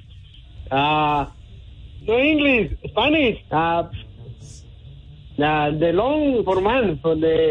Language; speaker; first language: English; non-native, learner; Spanish